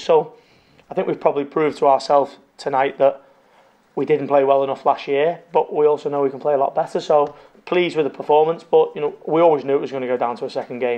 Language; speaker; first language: English; native; English